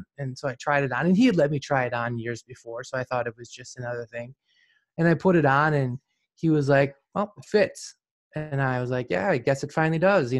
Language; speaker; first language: English; native; English